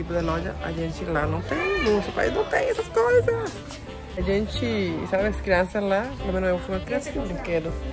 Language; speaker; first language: Portuguese; non-native, fluent; Spanish